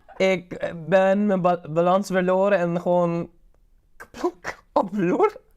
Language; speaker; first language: Dutch; non-native, local second language; Papiamento